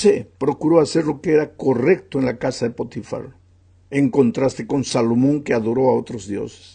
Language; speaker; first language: Spanish; native; Spanish